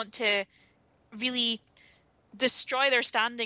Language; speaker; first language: English; native; English